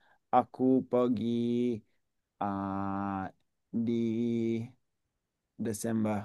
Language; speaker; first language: Indonesian; non-native, learner; English